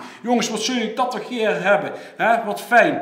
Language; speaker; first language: Dutch; native; Dutch